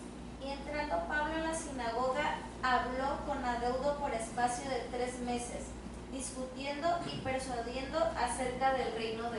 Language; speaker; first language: Spanish; native; Spanish